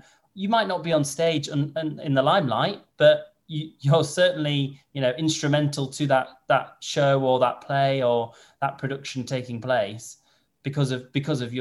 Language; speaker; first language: English; native; English